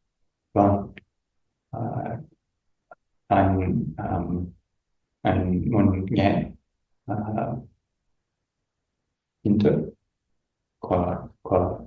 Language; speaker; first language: Vietnamese; non-native, learner; English